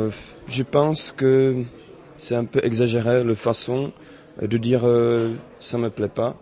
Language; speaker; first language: French; non-native, fluent; Czech